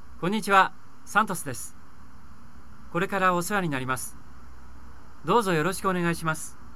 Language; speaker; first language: Japanese; non-native, learner; Portuguese